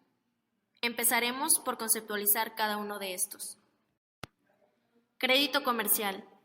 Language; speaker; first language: Spanish; native; Spanish